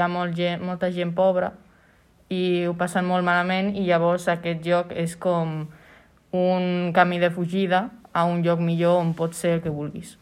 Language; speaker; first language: Catalan; native; Catalan